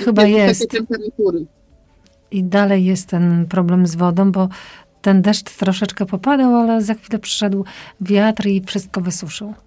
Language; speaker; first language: Polish; native; Polish